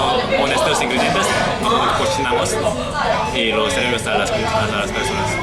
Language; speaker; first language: Spanish; non-native, fluent; Korean